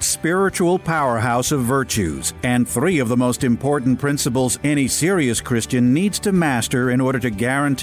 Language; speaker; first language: English; native; English